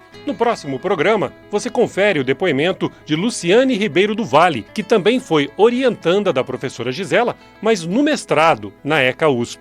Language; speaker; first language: Portuguese; native; Portuguese